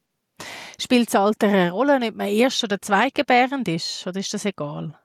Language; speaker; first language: German; native; German